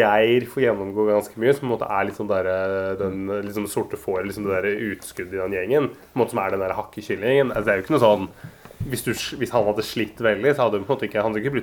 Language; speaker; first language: Norwegian; native; Norwegian